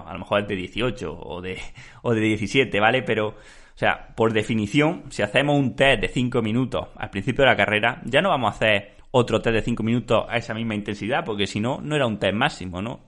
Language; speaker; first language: Spanish; native; Spanish